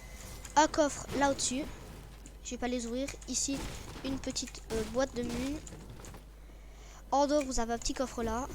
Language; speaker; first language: French; native; French